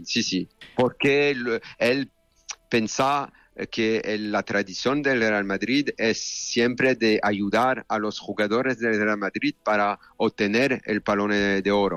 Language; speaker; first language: Spanish; non-native, learner; French